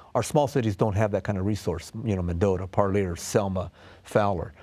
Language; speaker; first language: English; native; English